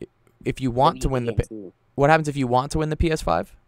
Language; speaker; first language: English; native; English